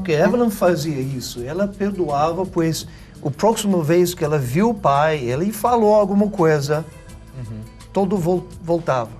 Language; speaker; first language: Portuguese; non-native, learner; English